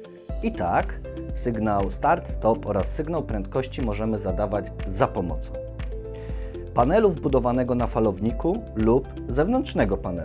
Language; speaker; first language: Polish; native; Polish